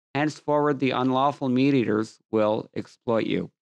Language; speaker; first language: English; native; English